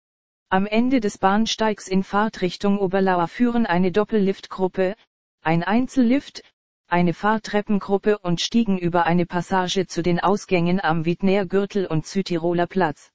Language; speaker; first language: German; native; German